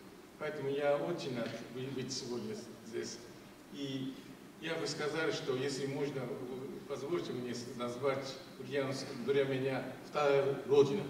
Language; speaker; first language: Russian; non-native, fluent; Japanese